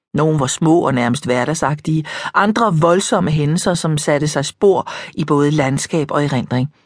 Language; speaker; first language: Danish; native; Danish